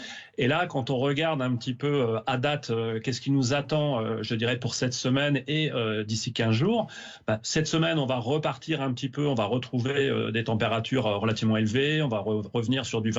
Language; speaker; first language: French; native; French